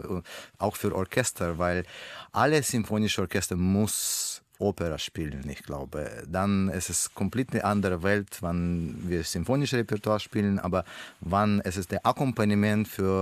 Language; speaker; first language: German; non-native, learner; Russian